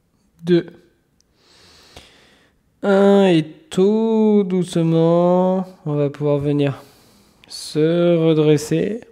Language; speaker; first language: French; native; French